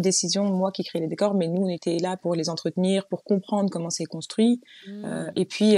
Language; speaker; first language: French; native; French